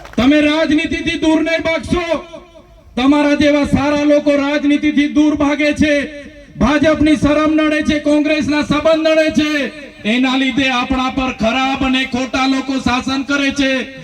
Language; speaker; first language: Gujarati; non-native, local second language; Vasavi